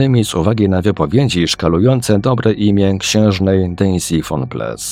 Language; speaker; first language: Polish; native; Polish